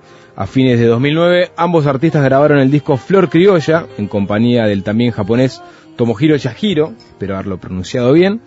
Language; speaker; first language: Spanish; native; Spanish